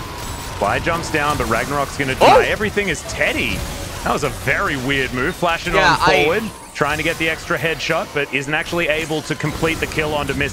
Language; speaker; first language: English; native; English